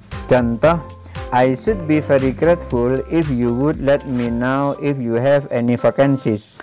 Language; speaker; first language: English; non-native, fluent; Indonesian